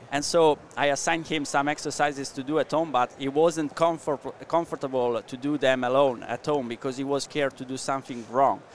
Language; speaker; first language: English; non-native, learner; Italian